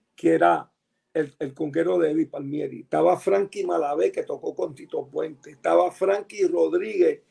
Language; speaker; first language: Spanish; early bilingual, heritage; Spanish